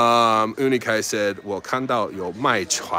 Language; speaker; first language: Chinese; non-native, fluent; English